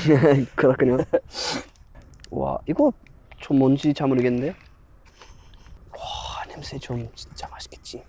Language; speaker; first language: Korean; non-native, fluent; English